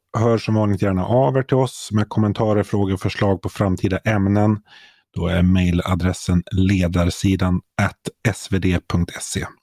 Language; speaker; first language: Swedish; native; Swedish